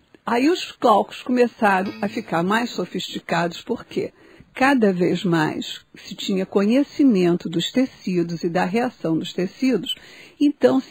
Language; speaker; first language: Portuguese; native; Portuguese